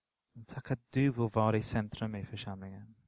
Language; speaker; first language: Swedish; non-native, fluent; English